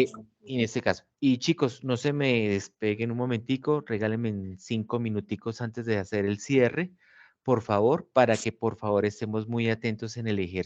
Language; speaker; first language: Spanish; native; Spanish